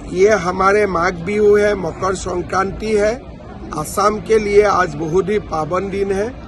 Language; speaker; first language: Hindi; non-native, local second language; Assamese